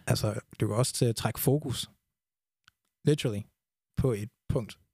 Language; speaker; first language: Danish; early bilingual, other home language; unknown